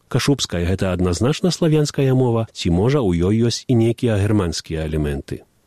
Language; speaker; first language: Belarusian; early bilingual, heritage; Belarusian